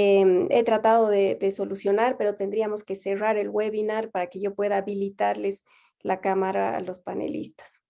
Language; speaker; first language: Spanish; native; Spanish